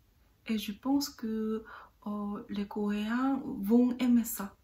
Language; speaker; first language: French; non-native, learner; Korean